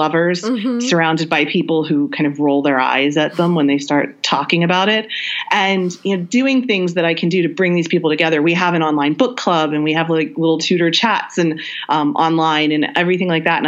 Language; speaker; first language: English; native; English